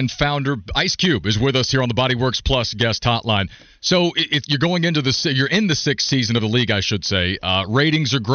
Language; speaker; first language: English; native; English